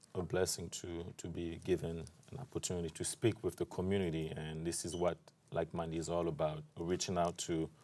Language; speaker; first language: English; non-native, fluent; French